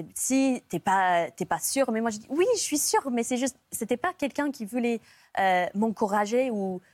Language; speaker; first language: French; non-native, fluent; English